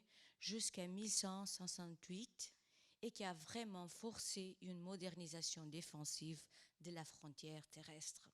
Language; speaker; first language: French; non-native, fluent; Portuguese